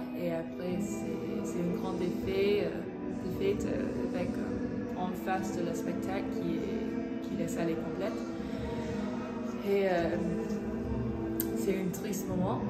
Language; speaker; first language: French; non-native, learner; English